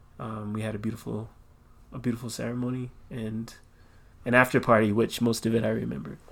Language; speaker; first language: English; native; English